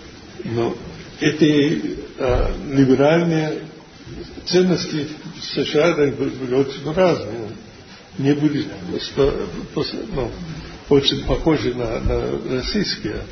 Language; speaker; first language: Russian; non-native, fluent; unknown